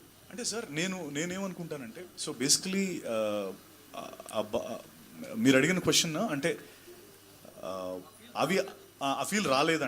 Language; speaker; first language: Telugu; native; Telugu